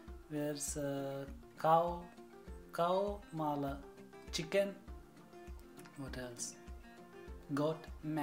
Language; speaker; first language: English; non-native, local second language; Malayalam